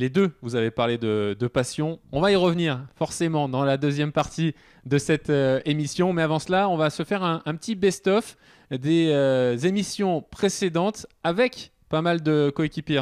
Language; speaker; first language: French; native; French